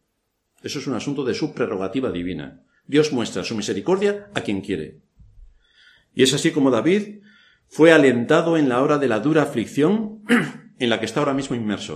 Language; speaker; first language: Spanish; native; Spanish